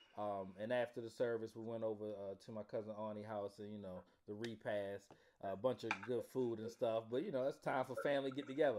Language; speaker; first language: English; native; English